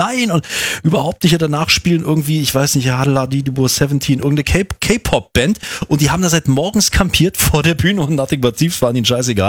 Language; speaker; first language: German; native; German